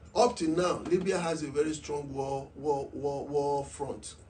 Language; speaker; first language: English; non-native, local second language; Yoruba